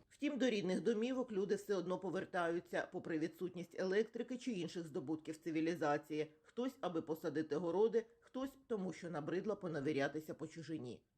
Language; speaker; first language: Ukrainian; native; Ukrainian